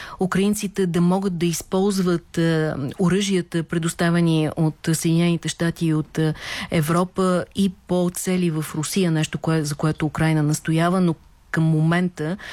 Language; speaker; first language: Bulgarian; native; Bulgarian